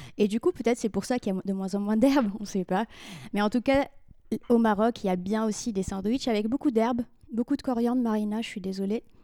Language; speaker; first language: French; non-native, local second language; Arabic